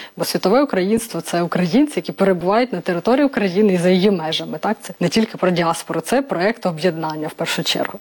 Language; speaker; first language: Ukrainian; native; Ukrainian